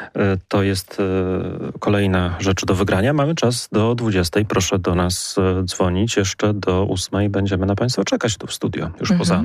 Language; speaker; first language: Polish; native; Polish